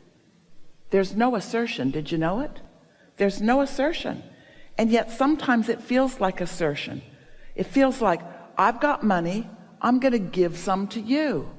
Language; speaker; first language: English; native; English